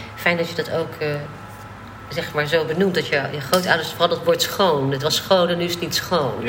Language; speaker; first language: Dutch; native; Dutch